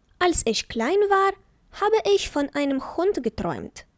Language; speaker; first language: German; non-native, fluent; Ukrainian